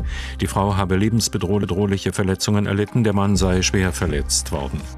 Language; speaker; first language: German; native; German